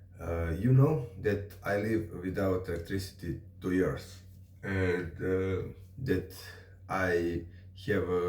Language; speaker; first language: English; non-native, learner; Serbian